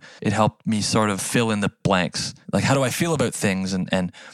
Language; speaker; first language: English; native; English